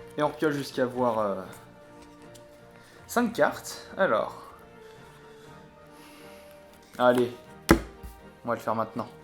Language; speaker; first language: French; native; French